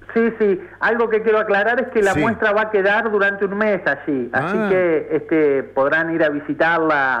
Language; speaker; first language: Spanish; native; Spanish